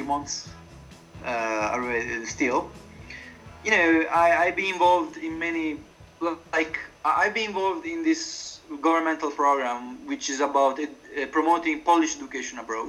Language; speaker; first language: English; non-native, fluent; Italian